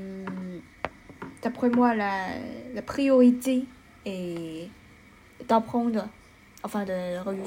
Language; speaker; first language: French; non-native, learner; Chinese